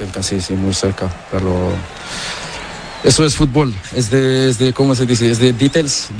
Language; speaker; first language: Spanish; non-native, learner; Portuguese